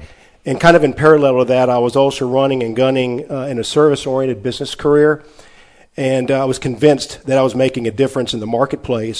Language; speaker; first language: English; native; English